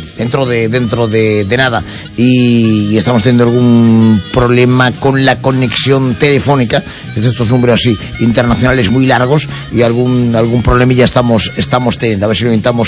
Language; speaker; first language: Spanish; native; Spanish